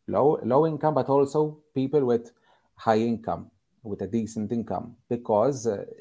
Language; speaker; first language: English; non-native, fluent; Maltese